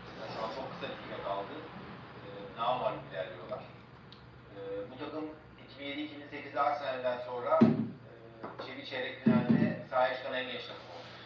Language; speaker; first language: Turkish; native; Turkish